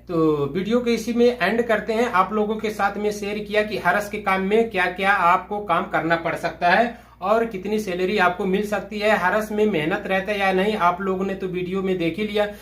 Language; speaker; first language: Hindi; native; Hindi